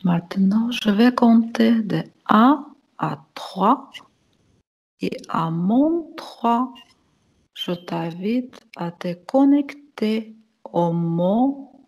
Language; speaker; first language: French; non-native, fluent; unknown